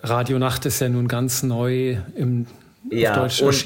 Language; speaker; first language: German; native; German